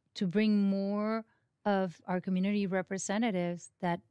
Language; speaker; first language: English; non-native, fluent; Spanish